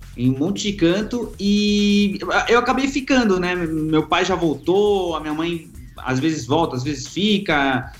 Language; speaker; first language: Portuguese; early bilingual, other home language; Spanish